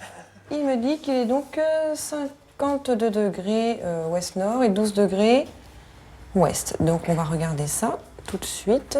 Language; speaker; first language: French; native; French